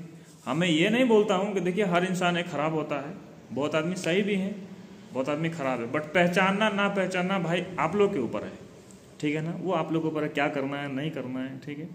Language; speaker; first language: Hindi; native; Hindi